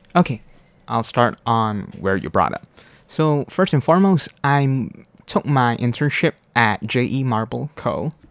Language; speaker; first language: English; non-native, local second language; Cantonese